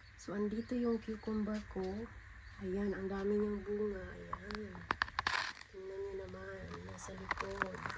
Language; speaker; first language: Filipino; native; Filipino